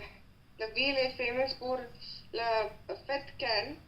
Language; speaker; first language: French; non-native, learner; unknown